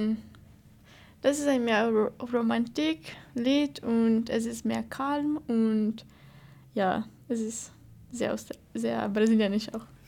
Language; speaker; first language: German; non-native, learner; Portuguese